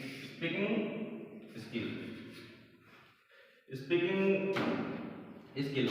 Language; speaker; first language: English; non-native, local second language; Bangla